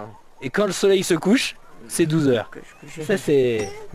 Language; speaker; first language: French; native; French